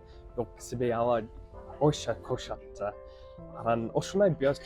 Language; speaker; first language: Kyrgyz; non-native, learner; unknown